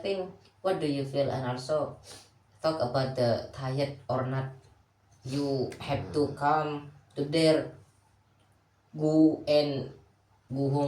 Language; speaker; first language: English; non-native, learner; Indonesian